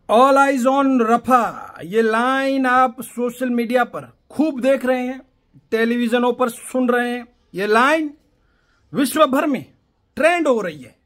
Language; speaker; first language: Hindi; non-native, local second language; Gujarati